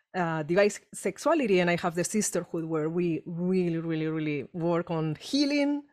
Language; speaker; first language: English; non-native, fluent; Spanish